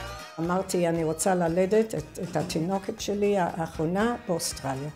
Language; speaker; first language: Hebrew; non-native, fluent; English